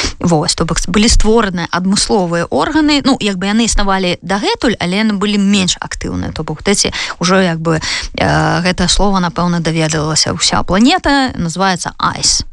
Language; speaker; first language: Belarusian; non-native, local second language; Russian